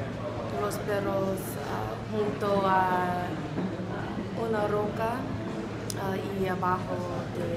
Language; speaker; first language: Spanish; non-native, learner; English